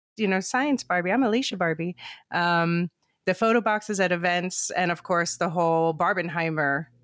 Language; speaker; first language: English; native; English